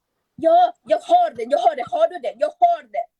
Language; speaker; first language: Swedish; non-native, learner; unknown